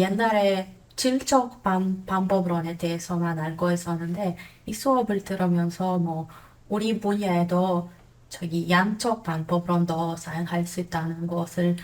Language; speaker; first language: Korean; non-native, fluent; Croatian